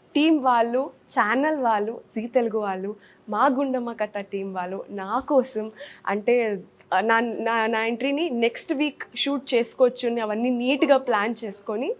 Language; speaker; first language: Telugu; native; Telugu